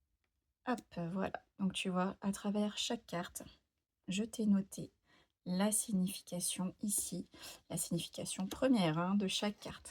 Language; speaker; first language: French; native; French